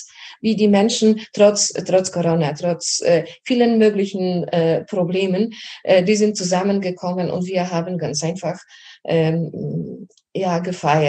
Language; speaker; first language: German; non-native, fluent; Polish